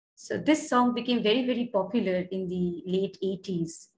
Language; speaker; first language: English; non-native, local second language; Bangla